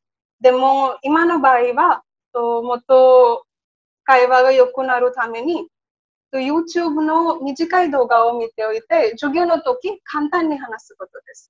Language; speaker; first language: Japanese; non-native, learner; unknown